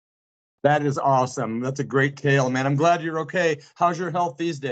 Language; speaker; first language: English; native; English